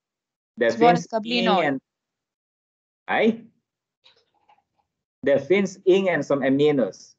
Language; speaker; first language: Swedish; non-native, fluent; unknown